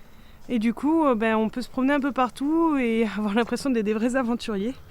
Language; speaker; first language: French; native; French